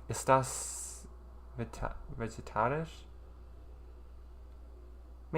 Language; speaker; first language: German; non-native, learner; English